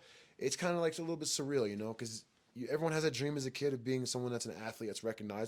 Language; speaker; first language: English; native; English